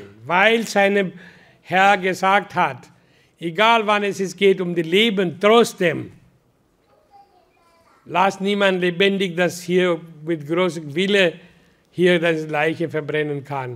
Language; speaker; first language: German; non-native, learner; Hindi